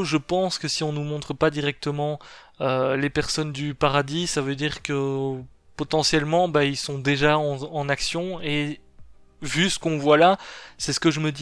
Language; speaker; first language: French; native; French